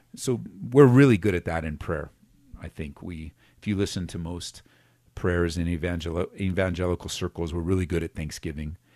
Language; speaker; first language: English; native; English